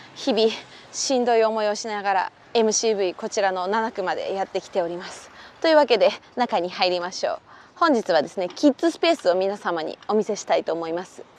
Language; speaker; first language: Japanese; native; Japanese